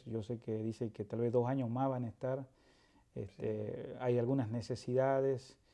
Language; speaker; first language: Spanish; native; Spanish